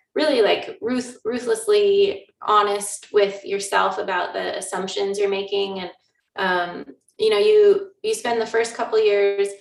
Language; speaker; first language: English; native; English